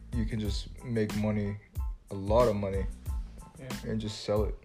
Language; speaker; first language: English; early bilingual, other home language; Spanish